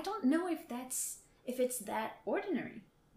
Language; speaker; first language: English; non-native, fluent; French